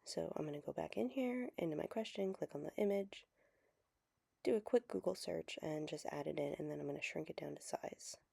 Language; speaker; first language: English; native; English